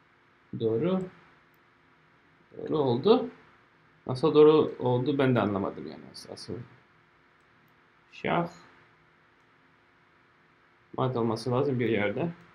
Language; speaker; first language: Turkish; non-native, fluent; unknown